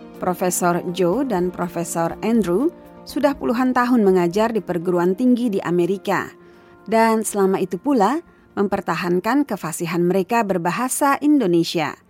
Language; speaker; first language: Indonesian; native; Indonesian